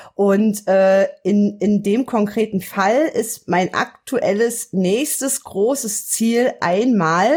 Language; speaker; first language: German; native; German